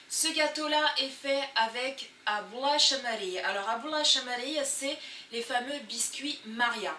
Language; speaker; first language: French; early bilingual, other home language; Portuguese